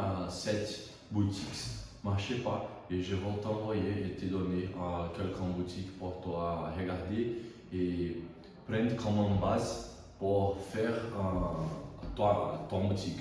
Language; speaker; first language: French; non-native, learner; Portuguese